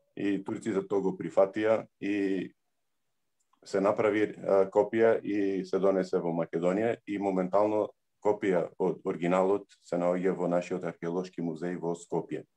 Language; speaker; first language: Macedonian; early bilingual, heritage; Macedonian